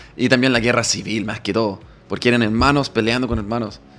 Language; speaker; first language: Spanish; non-native, fluent; English